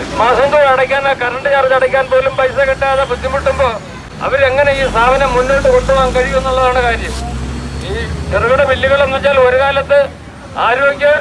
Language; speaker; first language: Malayalam; native; Malayalam